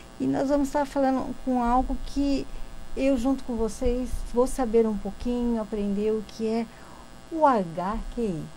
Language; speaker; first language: Portuguese; native; Portuguese